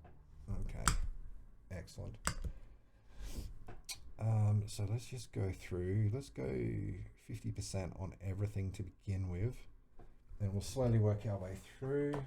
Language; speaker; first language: English; native; English